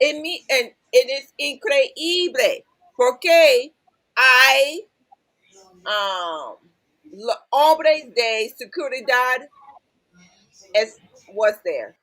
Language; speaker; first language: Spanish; non-native, learner; English